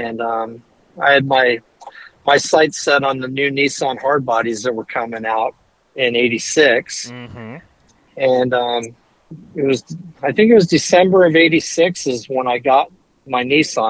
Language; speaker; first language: English; native; English